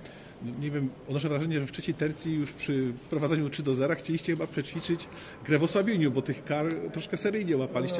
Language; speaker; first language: Polish; native; Polish